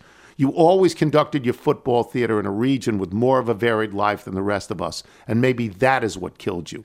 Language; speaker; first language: English; native; English